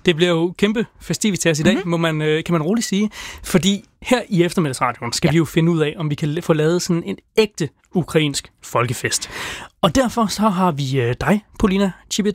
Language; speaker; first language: Danish; native; Danish